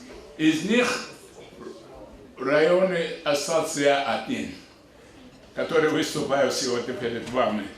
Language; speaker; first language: Russian; non-native, local second language; Avaric